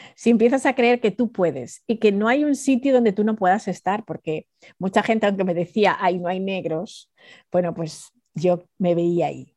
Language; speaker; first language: Spanish; early bilingual, other home language; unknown